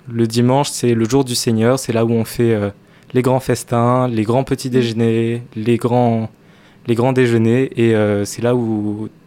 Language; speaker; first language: French; native; French